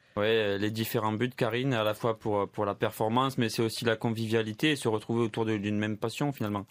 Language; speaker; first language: French; native; French